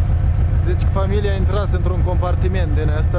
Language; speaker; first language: Romanian; native; Romanian